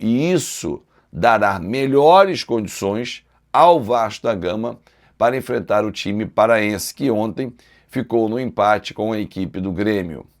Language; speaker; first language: Portuguese; native; Portuguese